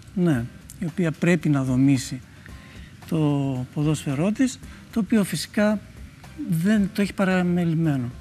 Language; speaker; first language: Greek; early bilingual, other home language; Russian